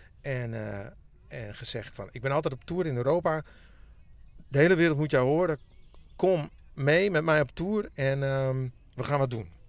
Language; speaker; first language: Dutch; non-native, local second language; Western Frisian